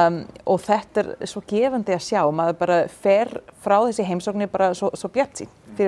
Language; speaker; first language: Icelandic; non-native, learner; English